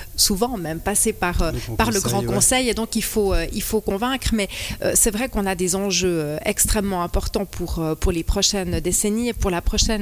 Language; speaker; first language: French; early bilingual, other home language; Spanish